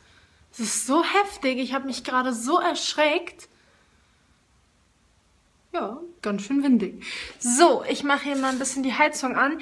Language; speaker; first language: German; native; German